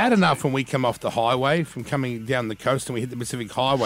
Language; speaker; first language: English; native; English